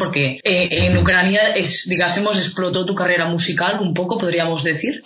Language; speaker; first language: Spanish; native; Spanish